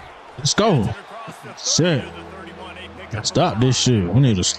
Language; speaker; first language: English; native; English